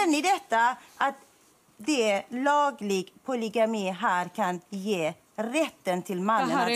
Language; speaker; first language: Swedish; non-native, fluent; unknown